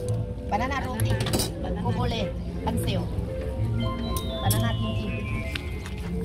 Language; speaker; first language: Korean; non-native, learner; Vietnamese